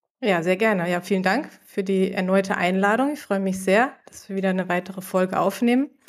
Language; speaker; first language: German; native; German